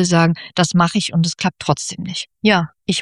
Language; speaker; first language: German; native; German